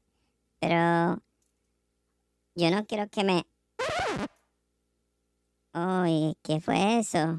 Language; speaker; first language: Spanish; non-native, learner; English